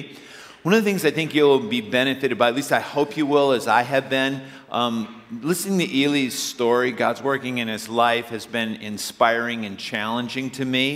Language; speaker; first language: English; native; English